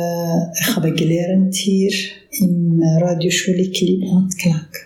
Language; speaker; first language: German; non-native, learner; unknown